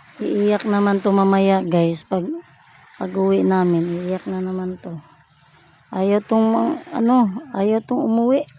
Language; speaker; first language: Filipino; non-native, local second language; Cebuano